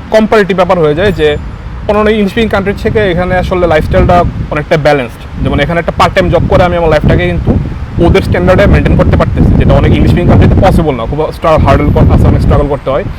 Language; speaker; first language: Bangla; native; Bangla